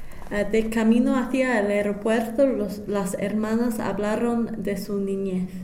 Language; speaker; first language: Spanish; non-native, fluent; English